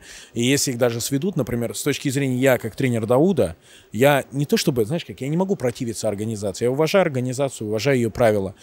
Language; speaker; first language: Russian; native; Russian